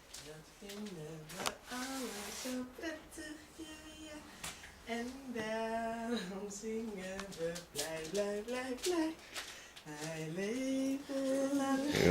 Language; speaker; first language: Dutch; native; Dutch